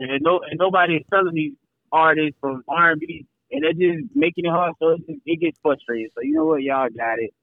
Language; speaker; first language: English; native; English